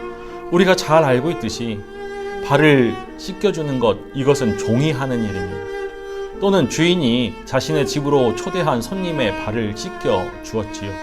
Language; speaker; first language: Korean; native; Korean